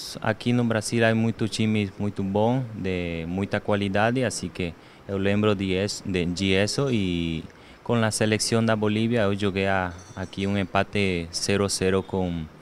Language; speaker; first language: Portuguese; non-native, learner; Spanish